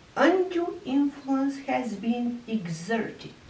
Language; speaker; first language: English; non-native, fluent; Bulgarian